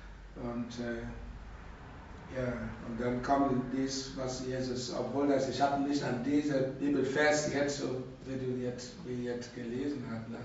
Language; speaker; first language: German; non-native, learner; Russian